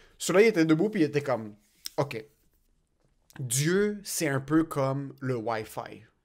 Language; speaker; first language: French; early bilingual, other home language; Arabic